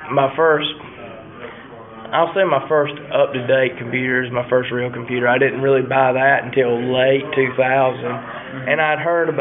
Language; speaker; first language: English; native; English